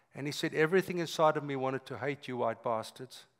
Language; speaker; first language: English; native; English